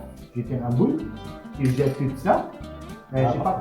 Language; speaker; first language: French; non-native, fluent; Italian